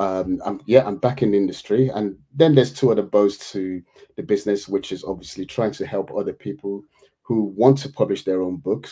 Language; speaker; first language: English; native; English